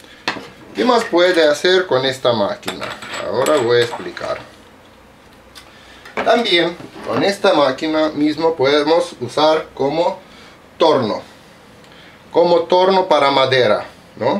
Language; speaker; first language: Spanish; non-native, learner; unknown